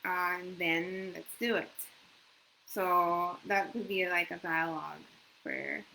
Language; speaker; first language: English; non-native, fluent; Japanese